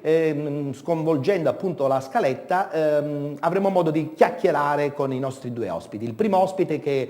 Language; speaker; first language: Italian; native; Italian